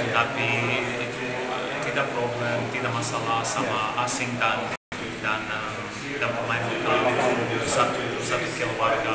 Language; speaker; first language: Indonesian; non-native, learner; Bosnian